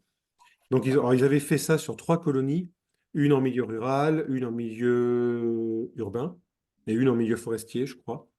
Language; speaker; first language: French; native; French